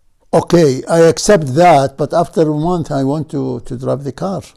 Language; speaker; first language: English; non-native, fluent; Arabic